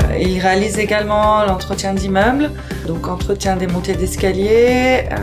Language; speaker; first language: French; native; French